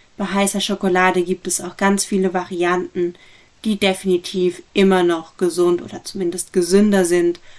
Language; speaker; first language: German; native; German